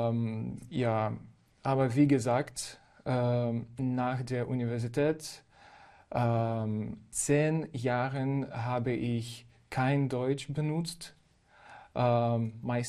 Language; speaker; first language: German; non-native, fluent; Ukrainian